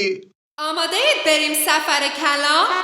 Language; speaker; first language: Persian; native; Persian